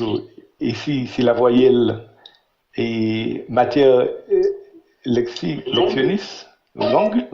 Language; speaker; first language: French; non-native, learner; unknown